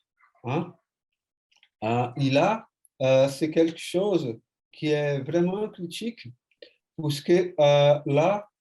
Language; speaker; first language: French; non-native, fluent; Portuguese